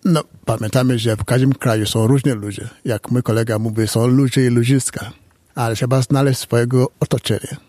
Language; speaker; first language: Polish; non-native, fluent; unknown